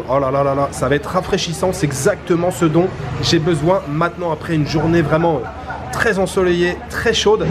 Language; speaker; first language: French; native; French